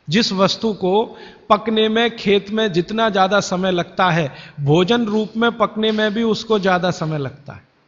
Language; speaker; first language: Hindi; native; Hindi